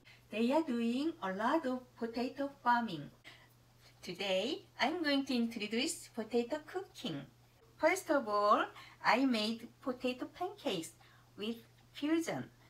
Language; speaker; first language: English; non-native, learner; Korean